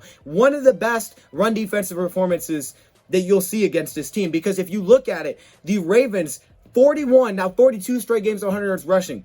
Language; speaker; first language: English; native; English